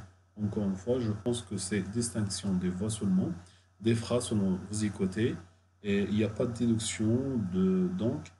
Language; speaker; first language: French; non-native, fluent; Arabic